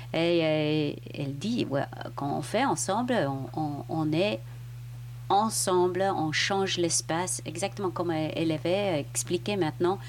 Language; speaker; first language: French; non-native, fluent; English